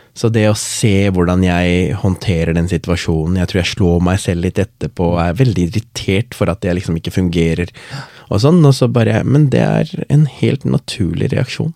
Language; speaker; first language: Norwegian; non-native, local second language; Tamil